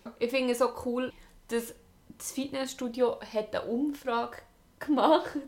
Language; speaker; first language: German; native; German